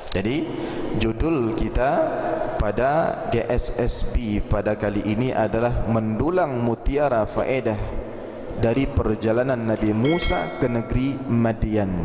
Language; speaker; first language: Malay; native; Malay